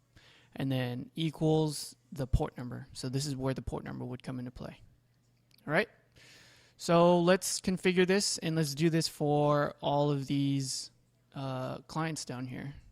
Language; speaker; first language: English; native; English